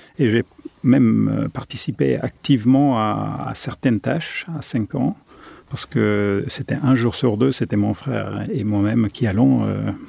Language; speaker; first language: French; non-native, fluent; German